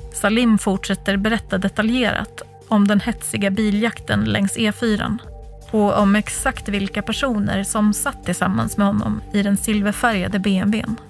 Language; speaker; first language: Swedish; native; Swedish